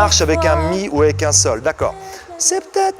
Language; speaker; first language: French; native; French